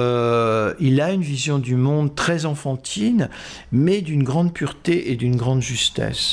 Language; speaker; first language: French; native; French